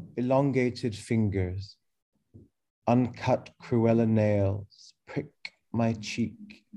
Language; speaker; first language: English; early bilingual, other home language; Arabic